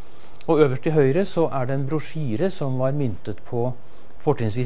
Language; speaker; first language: Norwegian; native; Norwegian